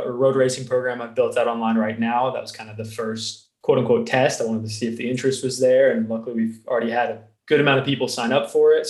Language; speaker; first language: English; native; English